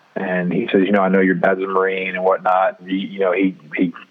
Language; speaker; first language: English; native; English